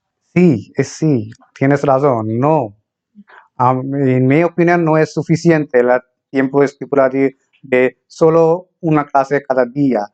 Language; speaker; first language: Spanish; non-native, fluent; Bangla